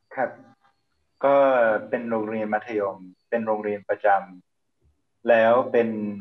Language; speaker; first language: Thai; non-native, fluent; English